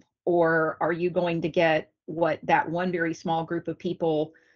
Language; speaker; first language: English; native; English